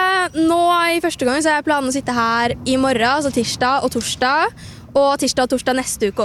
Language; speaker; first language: Norwegian; native; Norwegian